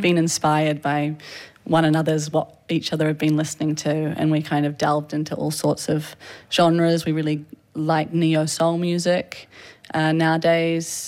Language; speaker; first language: English; native; English